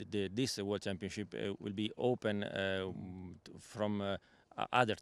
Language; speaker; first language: English; non-native, learner; Italian